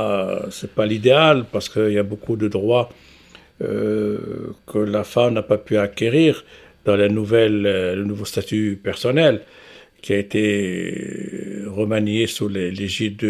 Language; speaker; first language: French; non-native, local second language; Arabic